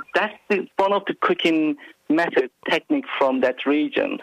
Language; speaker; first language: English; non-native, fluent; Turkish